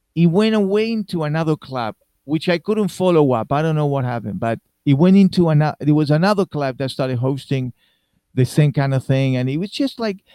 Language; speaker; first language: English; non-native, fluent; Spanish